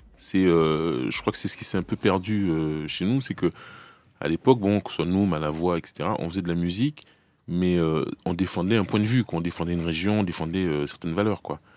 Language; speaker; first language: French; native; French